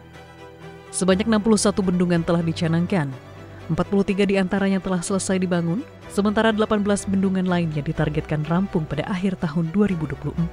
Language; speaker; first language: Indonesian; native; Indonesian